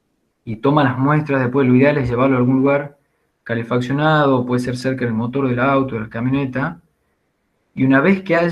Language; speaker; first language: Spanish; native; Spanish